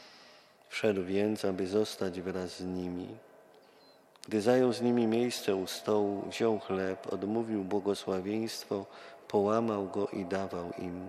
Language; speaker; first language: Polish; native; Polish